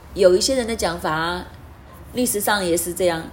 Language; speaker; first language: Chinese; non-native, fluent; Cantonese